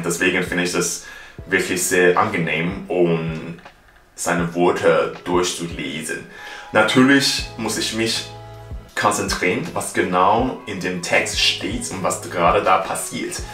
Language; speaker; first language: German; non-native, learner; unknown